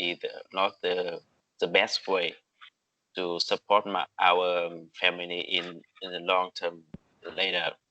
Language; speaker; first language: English; non-native, learner; Vietnamese